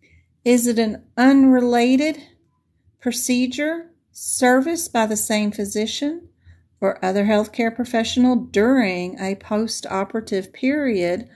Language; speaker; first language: English; native; English